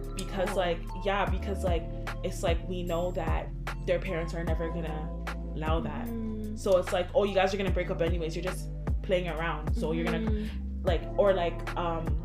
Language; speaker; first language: English; early bilingual, other home language; Akan